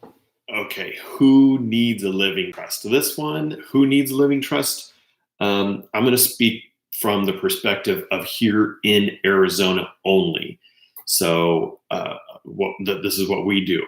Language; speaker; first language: English; native; English